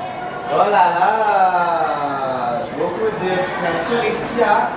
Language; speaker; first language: French; non-native, learner; Thai